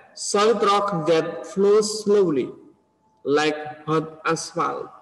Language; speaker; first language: English; non-native, learner; Indonesian